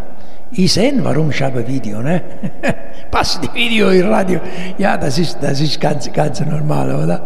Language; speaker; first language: German; non-native, fluent; Italian